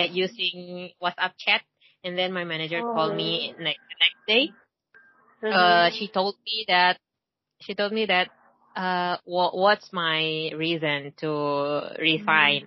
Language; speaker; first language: English; non-native, learner; Indonesian